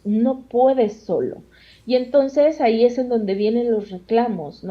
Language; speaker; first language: Spanish; native; Spanish